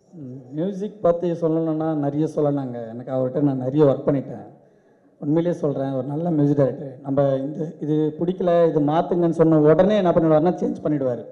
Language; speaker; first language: Tamil; native; Tamil